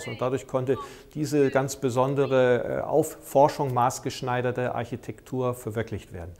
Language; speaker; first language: German; native; German